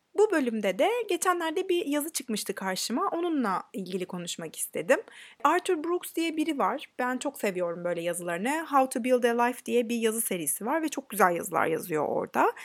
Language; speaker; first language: Turkish; native; Turkish